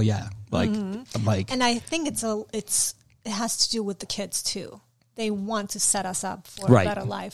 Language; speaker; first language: English; non-native, fluent; Polish